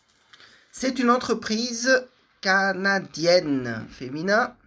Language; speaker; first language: French; non-native, fluent; Portuguese